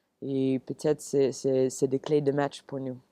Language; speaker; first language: French; non-native, learner; English